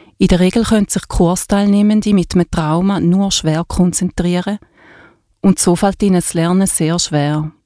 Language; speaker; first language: German; native; German